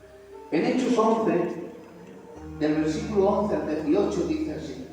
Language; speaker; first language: Spanish; native; Spanish